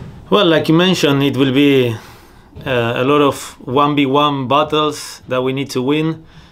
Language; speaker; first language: English; non-native, fluent; Spanish